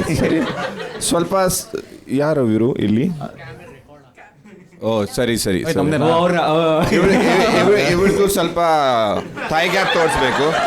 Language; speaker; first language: Kannada; non-native, learner; Punjabi